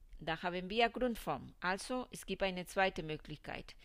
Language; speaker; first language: German; non-native, fluent; Spanish